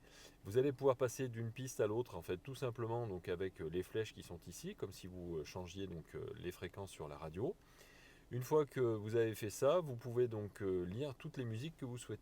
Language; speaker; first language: French; native; French